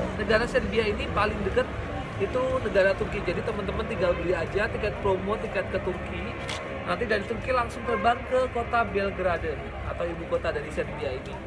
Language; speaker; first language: Indonesian; native; Indonesian